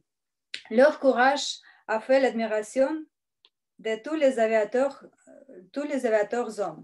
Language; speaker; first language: French; non-native, learner; Russian